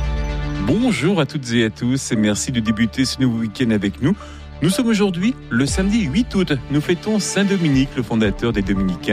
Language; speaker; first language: French; native; French